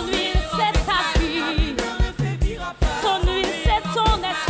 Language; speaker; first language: French; native; French